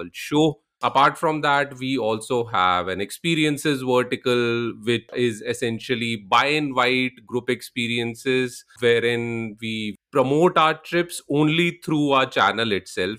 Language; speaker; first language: English; non-native, local second language; Hindi